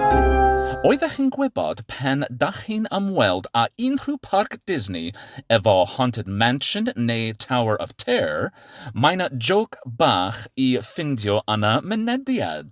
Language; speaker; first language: Welsh; non-native, learner; English